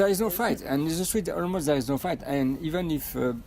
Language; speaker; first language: English; non-native, fluent; French